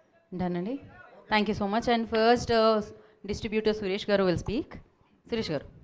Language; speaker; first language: Telugu; native; Telugu